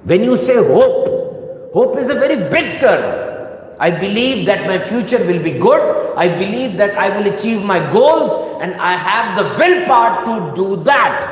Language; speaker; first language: English; non-native, local second language; Urdu